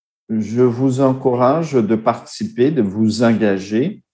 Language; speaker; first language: French; non-native, fluent; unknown